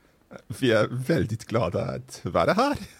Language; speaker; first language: Swedish; non-native, learner; English